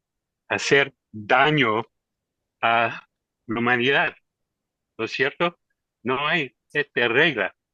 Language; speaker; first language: Spanish; non-native, learner; English